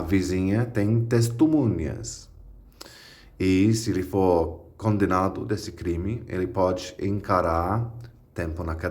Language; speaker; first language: Portuguese; non-native, fluent; English